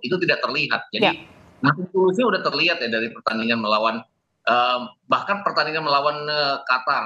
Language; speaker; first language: Indonesian; native; Indonesian